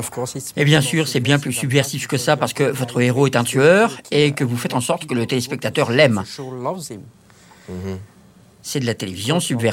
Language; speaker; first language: French; native; French